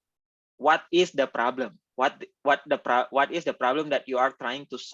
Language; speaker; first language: English; non-native, fluent; Indonesian